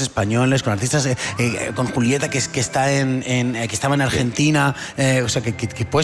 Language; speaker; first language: Spanish; native; Spanish